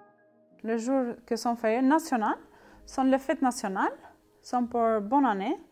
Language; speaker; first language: French; non-native, learner; Albanian